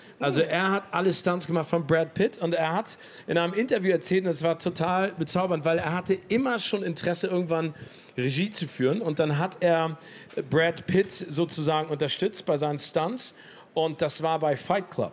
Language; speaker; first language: German; native; German